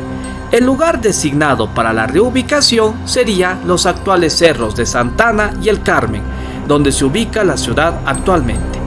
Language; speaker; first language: Spanish; native; Spanish